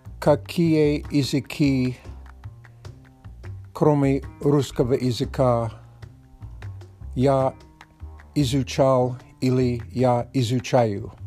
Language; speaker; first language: Russian; non-native, learner; English